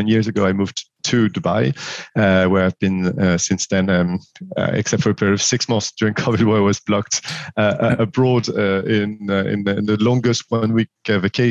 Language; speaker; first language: English; non-native, fluent; French